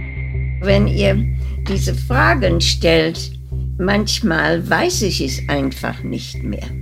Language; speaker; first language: German; early bilingual, heritage; German